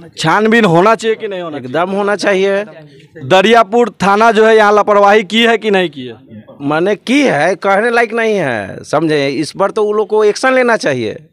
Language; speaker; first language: Hindi; native; Hindi